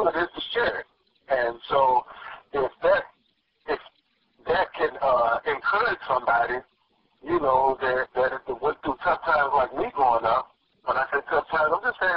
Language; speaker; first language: English; native; English